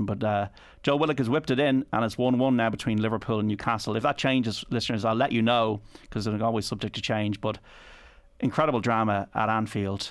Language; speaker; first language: English; native; English